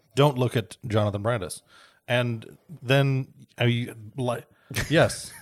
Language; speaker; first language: English; early bilingual, other home language; Swedish